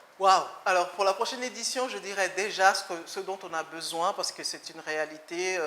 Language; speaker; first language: French; early bilingual, other home language; Lingala